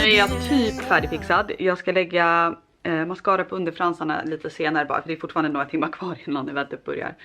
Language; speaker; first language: Swedish; native; Swedish